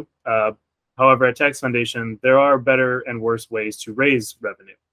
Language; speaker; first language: English; native; English